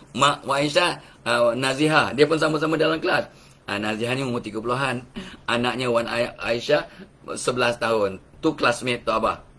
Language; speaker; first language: Malay; native; Malay